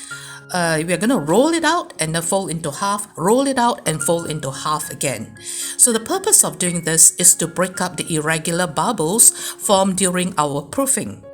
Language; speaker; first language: English; native; English